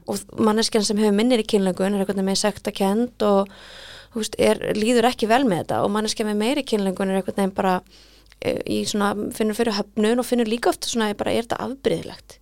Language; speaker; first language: Icelandic; native; Icelandic